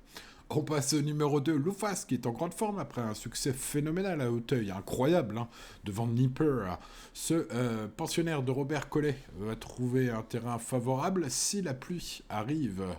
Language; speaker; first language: French; native; French